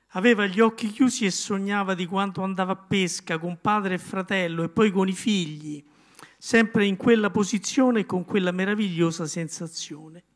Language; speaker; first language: Italian; native; Italian